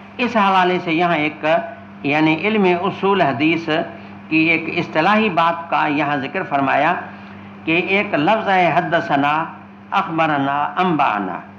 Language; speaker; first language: Urdu; non-native, local second language; Sindhi